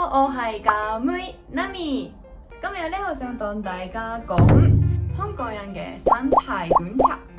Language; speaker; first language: Cantonese; non-native, fluent; Japanese